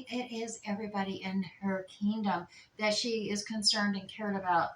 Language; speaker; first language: English; native; English